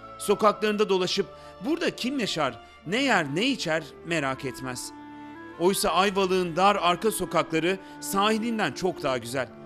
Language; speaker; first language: Turkish; native; Turkish